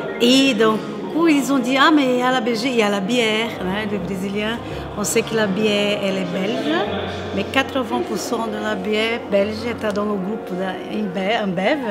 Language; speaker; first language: French; non-native, fluent; Portuguese